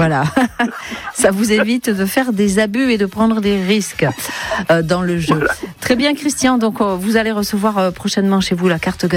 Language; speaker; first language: French; native; French